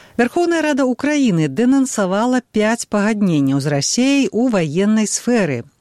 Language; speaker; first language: Belarusian; native; Belarusian